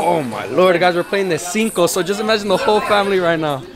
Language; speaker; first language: English; early bilingual, other home language; Spanish